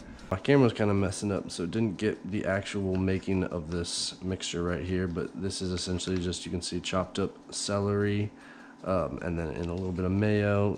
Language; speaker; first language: English; native; English